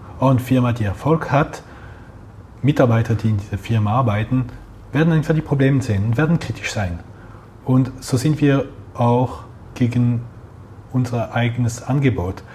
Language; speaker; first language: German; non-native, local second language; French